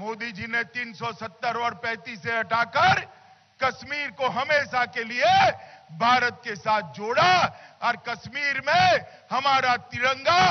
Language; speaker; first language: Hindi; non-native, local second language; Gujarati